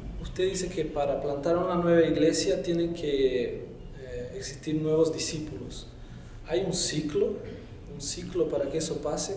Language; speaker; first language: Spanish; non-native, fluent; Portuguese